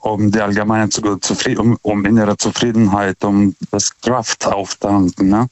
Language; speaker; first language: German; native; German